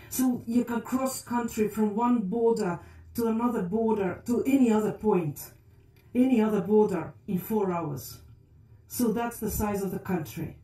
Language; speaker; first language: English; non-native, fluent; Estonian